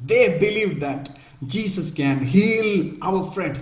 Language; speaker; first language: English; non-native, local second language; Malayalam